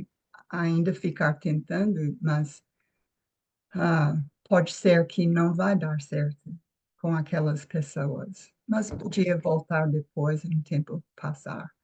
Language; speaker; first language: Portuguese; non-native, fluent; English